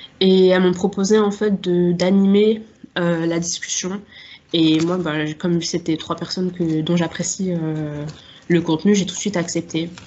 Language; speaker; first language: French; native; French